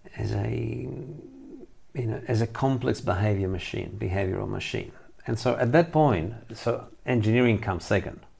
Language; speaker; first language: English; non-native, fluent; Italian